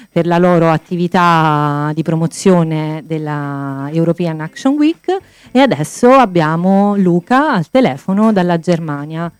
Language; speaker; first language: Italian; native; Italian